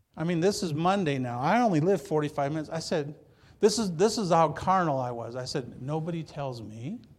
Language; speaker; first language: English; native; English